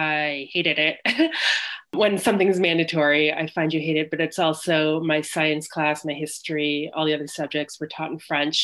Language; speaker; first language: English; native; English